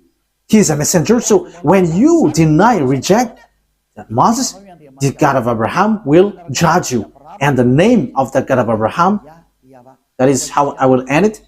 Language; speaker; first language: English; non-native, fluent; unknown